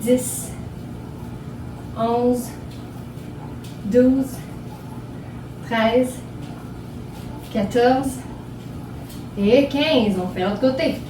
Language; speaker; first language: French; native; French